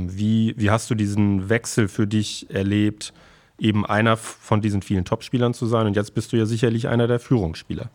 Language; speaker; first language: German; native; German